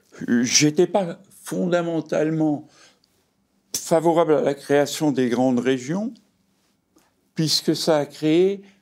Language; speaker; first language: French; native; French